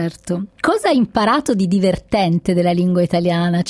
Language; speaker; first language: Italian; native; Italian